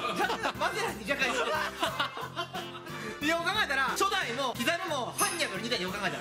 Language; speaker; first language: Japanese; native; Japanese